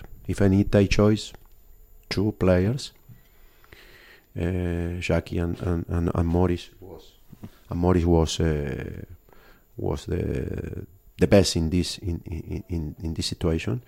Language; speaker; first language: English; non-native, fluent; Spanish